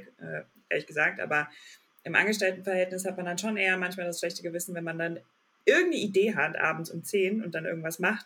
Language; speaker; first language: German; native; German